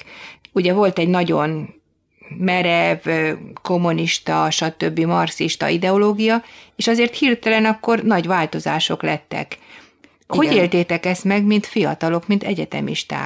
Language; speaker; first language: Hungarian; native; Hungarian